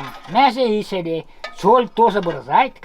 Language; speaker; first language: Russian; non-native, local second language; Yakut